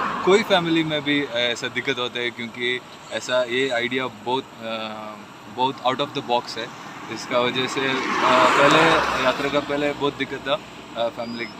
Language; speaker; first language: Hindi; non-native, local second language; Malayalam